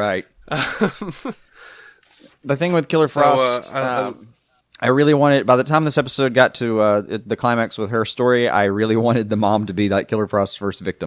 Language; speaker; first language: English; native; English